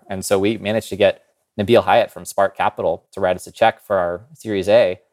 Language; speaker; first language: English; native; English